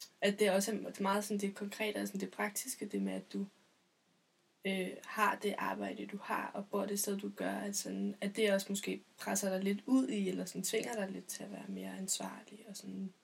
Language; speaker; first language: Danish; native; Danish